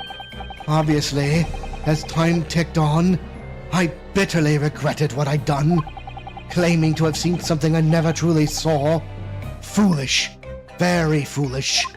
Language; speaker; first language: English; native; English